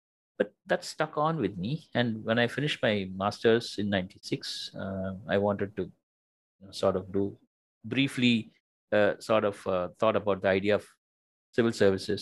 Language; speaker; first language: English; non-native, local second language; Tamil